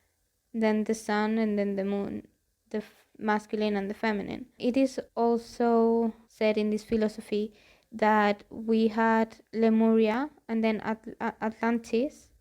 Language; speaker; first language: English; non-native, fluent; Spanish